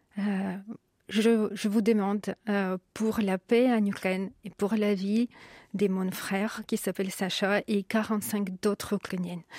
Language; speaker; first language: French; non-native, fluent; Ukrainian